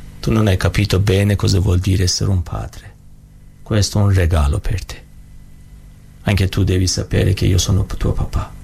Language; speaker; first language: Italian; non-native, learner; Persian